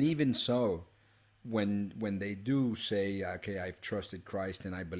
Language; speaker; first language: English; early bilingual, other home language; Spanish